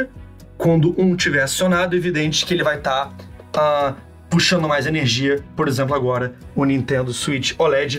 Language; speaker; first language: Portuguese; native; Portuguese